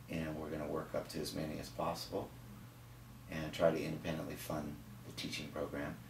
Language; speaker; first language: English; native; English